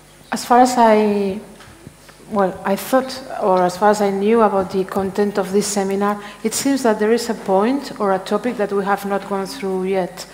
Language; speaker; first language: English; non-native, fluent; Spanish